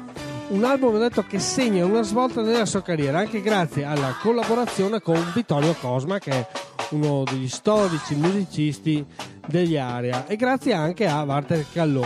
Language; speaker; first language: Italian; native; Italian